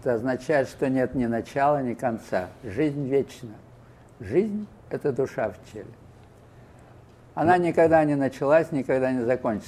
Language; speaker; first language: Russian; native; Russian